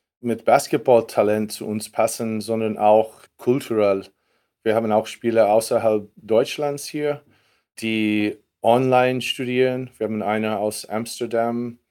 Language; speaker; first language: German; non-native, fluent; English